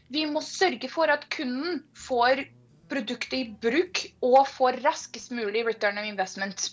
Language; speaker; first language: Norwegian; non-native, fluent; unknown